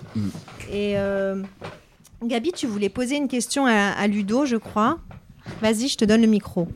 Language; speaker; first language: French; native; French